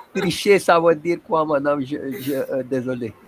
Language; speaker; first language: French; non-native, fluent; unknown